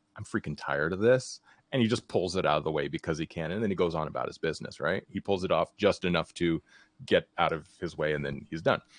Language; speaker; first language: English; native; English